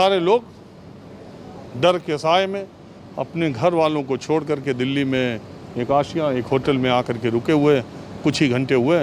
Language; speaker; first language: Hindi; native; Hindi